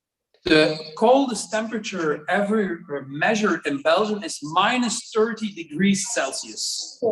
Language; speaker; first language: English; non-native, fluent; Dutch